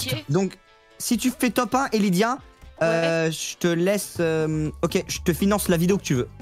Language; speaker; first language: French; native; French